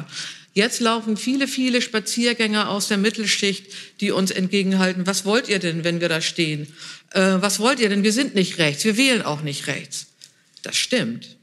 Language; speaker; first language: German; native; German